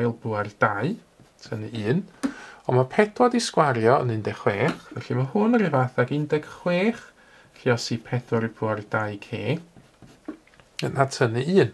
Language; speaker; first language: Welsh; native; Welsh